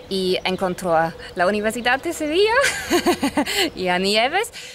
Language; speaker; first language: Spanish; non-native, fluent; English